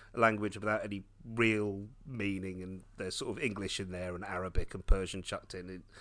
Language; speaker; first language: English; early bilingual, other home language; Hindi